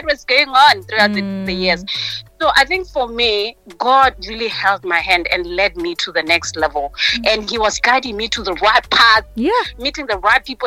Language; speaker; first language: English; non-native, local second language; North Ndebele